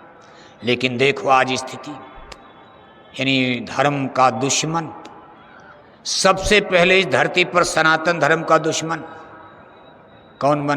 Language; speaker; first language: Hindi; native; Hindi